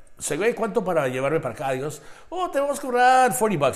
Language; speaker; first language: Spanish; early bilingual, heritage; Spanish